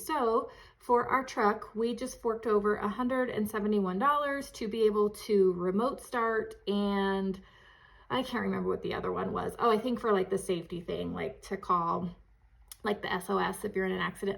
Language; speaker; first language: English; native; English